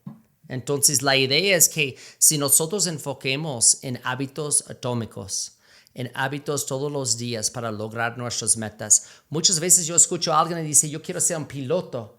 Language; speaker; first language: Spanish; non-native, fluent; English